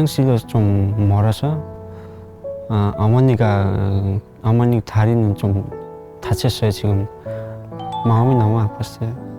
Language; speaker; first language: Korean; non-native, learner; Nepali